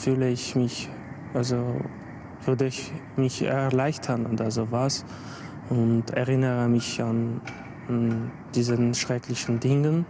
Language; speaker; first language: German; non-native, fluent; Armenian